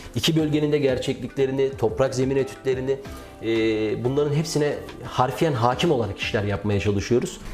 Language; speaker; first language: Turkish; native; Turkish